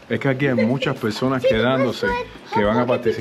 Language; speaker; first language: Spanish; native; Spanish